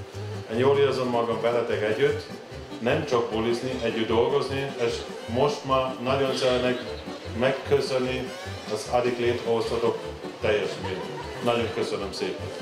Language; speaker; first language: Hungarian; non-native, learner; German